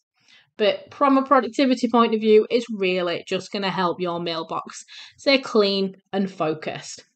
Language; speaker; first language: English; native; English